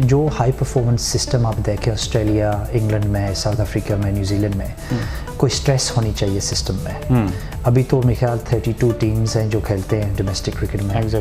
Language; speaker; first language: Hindi; early bilingual, heritage; Hindi